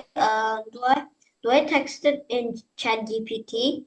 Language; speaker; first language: English; non-native, fluent; Indonesian